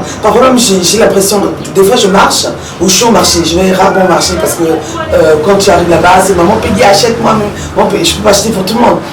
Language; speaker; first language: French; early bilingual, other home language; Lingala